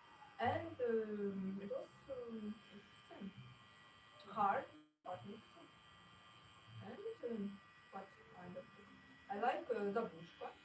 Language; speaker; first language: English; non-native, learner; Ukrainian